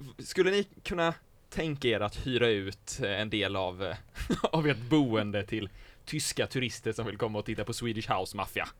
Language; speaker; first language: Swedish; native; Swedish